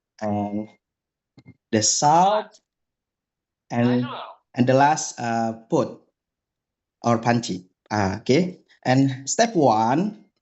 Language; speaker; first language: English; non-native, learner; Indonesian